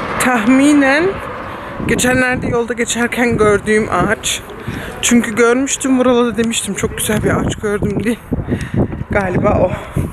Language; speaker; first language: Turkish; early bilingual, heritage; Turkish